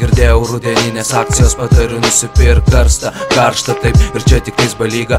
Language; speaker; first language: Lithuanian; native; Lithuanian